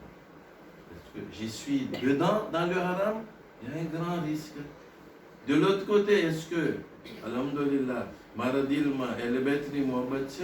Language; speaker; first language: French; non-native, local second language; Gujarati